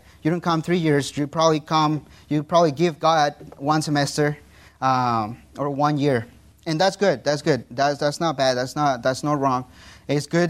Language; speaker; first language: English; non-native, fluent; Spanish